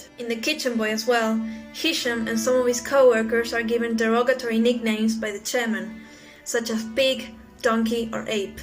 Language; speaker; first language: English; non-native, fluent; Spanish